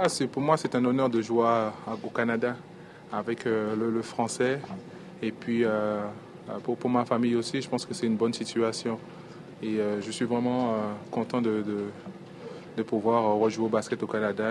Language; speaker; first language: French; native; French